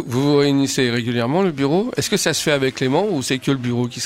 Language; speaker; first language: French; native; French